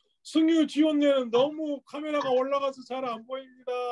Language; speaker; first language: Korean; native; Korean